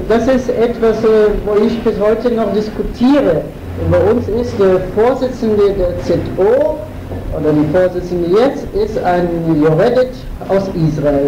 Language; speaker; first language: German; non-native, fluent; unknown